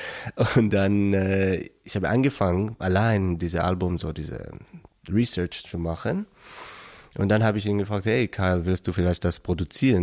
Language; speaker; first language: German; non-native, learner; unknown